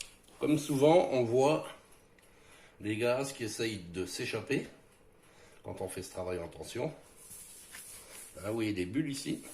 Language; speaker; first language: French; native; French